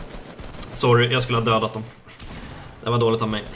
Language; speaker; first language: Swedish; native; Swedish